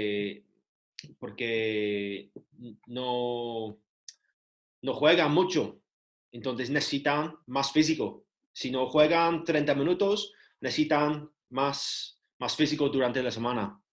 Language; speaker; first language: Spanish; non-native, learner; English